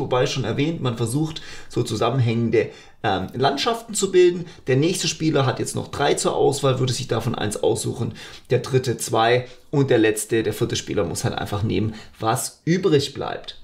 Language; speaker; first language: German; native; German